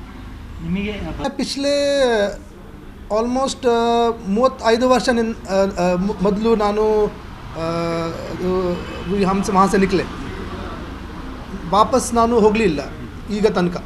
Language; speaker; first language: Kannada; non-native, learner; Kashmiri